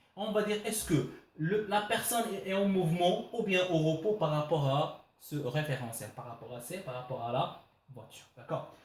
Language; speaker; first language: French; non-native, local second language; Arabic